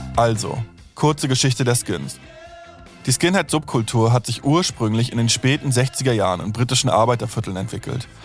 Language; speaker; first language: German; native; German